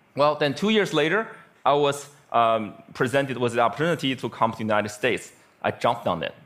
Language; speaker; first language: English; non-native, fluent; Chinese